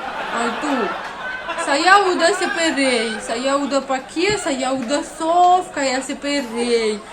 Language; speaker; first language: Indonesian; non-native, learner; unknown